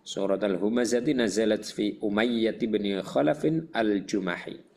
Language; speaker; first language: Arabic; non-native, fluent; Indonesian